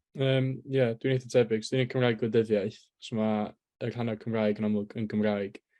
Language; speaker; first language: Welsh; native; Welsh